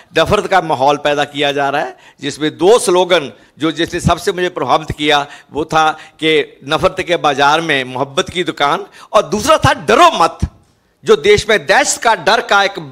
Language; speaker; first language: Hindi; non-native, local second language; Punjabi